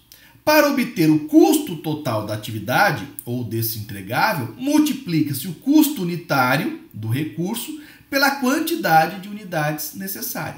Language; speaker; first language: Portuguese; native; Portuguese